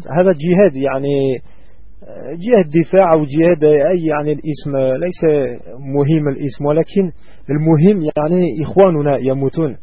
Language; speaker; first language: Arabic; non-native, learner; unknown